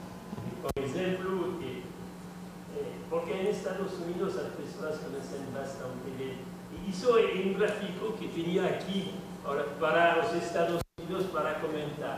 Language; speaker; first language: Portuguese; non-native, learner; French